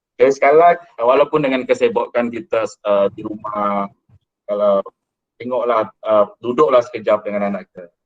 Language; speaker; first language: Malay; non-native, local second language; Iban